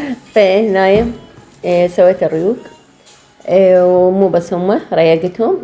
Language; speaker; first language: Arabic; native; Arabic